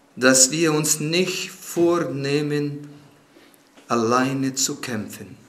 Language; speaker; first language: German; non-native, fluent; Portuguese